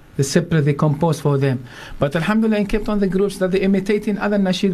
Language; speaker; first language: English; non-native, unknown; Arabic